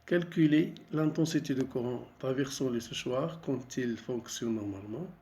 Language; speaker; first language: French; non-native, local second language; Arabic